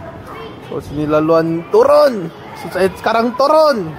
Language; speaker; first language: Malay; non-native, local second language; Chinese